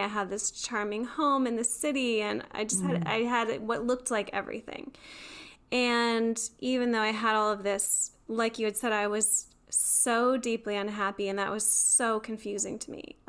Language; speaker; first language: English; native; English